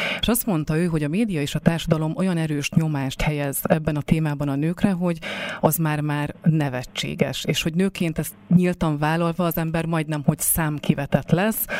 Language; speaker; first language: Hungarian; native; Hungarian